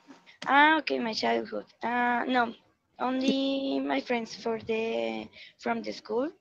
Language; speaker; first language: English; non-native, learner; Spanish